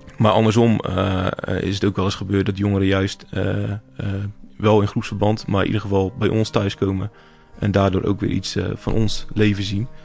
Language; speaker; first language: Dutch; native; Dutch